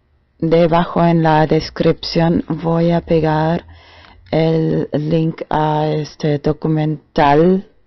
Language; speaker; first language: Spanish; non-native, fluent; German